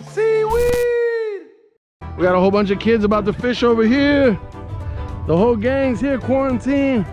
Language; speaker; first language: English; native; English